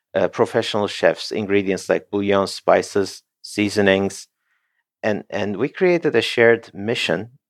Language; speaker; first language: English; non-native, fluent; Turkish